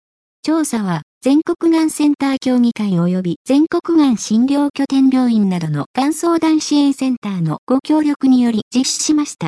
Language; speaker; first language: Japanese; native; Japanese